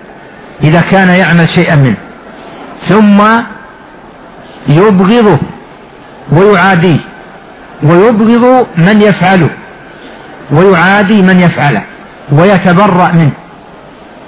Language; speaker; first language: Arabic; native; Arabic